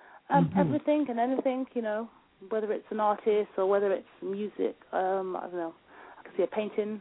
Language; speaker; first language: English; native; English